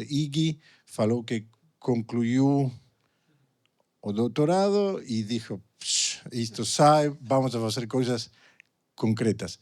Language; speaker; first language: Portuguese; non-native, fluent; Spanish